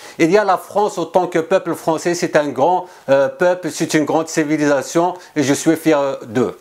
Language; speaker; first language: French; non-native, local second language; Kabyle